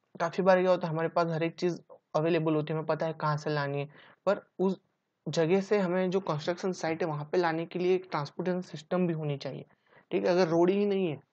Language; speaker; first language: Hindi; non-native, local second language; Gujarati